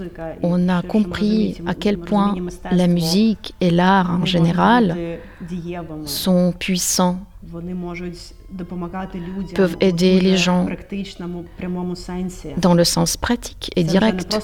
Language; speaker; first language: French; non-native, fluent; Ukrainian